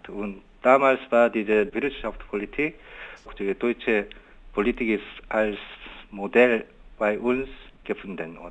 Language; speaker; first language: German; non-native, learner; Korean